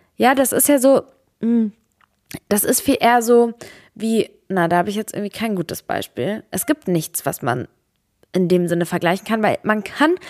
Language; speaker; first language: German; early bilingual, other home language; Serbian